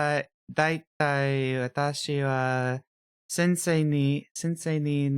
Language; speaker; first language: Japanese; non-native, learner; English